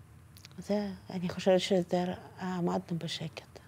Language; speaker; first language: Hebrew; non-native, fluent; Russian